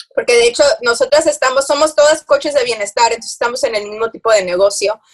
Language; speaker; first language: Spanish; early bilingual, heritage; Spanish